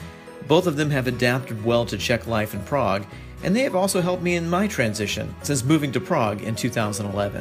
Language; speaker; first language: English; native; English